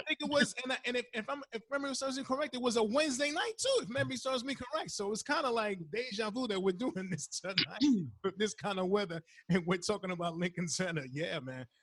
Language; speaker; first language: English; early bilingual, other home language; Spanish